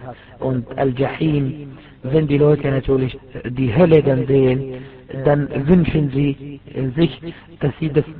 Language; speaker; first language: German; non-native, fluent; Arabic